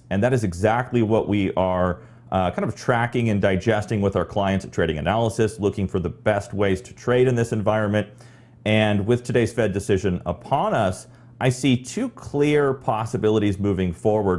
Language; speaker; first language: English; native; English